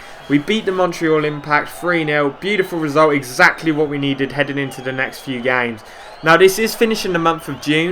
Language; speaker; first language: English; native; English